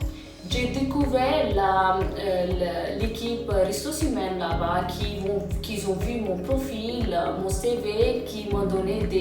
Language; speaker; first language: French; non-native, fluent; English